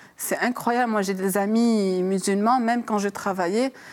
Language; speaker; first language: French; native; French